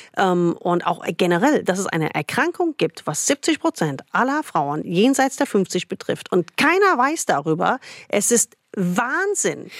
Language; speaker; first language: German; non-native, fluent; English